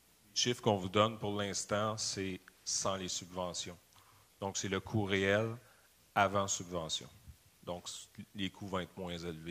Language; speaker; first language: French; native; French